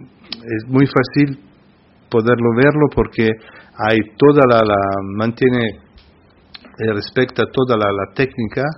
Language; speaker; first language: Spanish; non-native, fluent; Italian